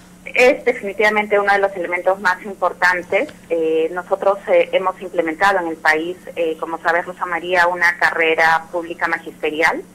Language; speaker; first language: Spanish; native; Spanish